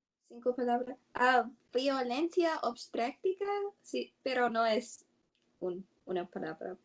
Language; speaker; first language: Spanish; non-native, learner; English